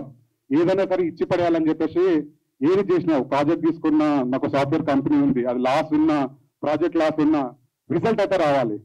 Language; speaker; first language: Telugu; native; Telugu